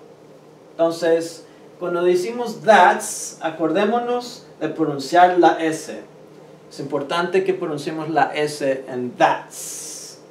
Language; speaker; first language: Spanish; early bilingual, heritage; Spanish